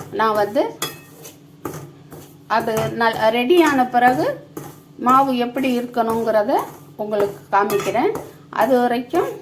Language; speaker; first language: Tamil; native; Tamil